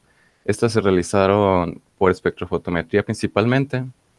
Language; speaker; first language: Spanish; native; Spanish